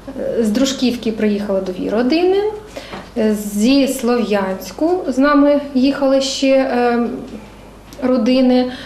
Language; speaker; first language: Ukrainian; non-native, local second language; Russian